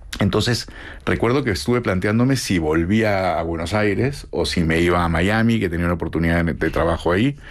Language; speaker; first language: Spanish; native; Spanish